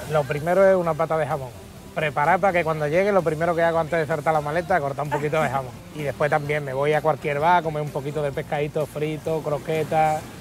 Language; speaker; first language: Spanish; native; Spanish